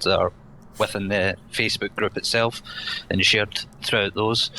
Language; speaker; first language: English; native; English